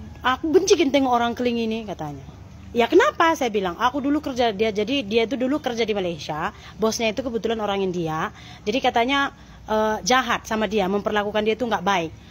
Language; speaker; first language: Indonesian; native; Indonesian